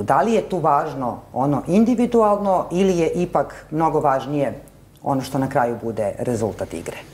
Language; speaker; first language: Serbian; native; Serbian